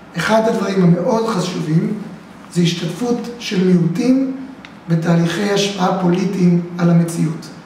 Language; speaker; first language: Hebrew; native; Hebrew